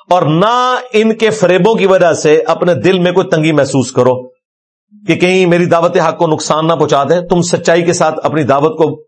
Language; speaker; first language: Urdu; non-native, local second language; Punjabi